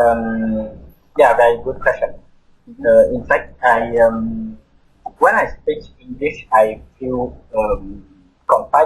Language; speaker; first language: English; non-native, learner; Vietnamese